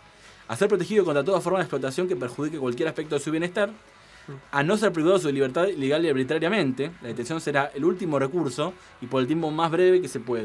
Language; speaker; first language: Spanish; native; Spanish